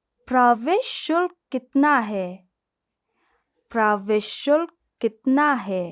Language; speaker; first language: Hindi; non-native, fluent; Persian